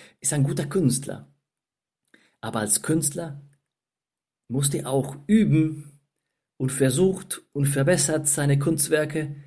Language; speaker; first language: German; non-native, fluent; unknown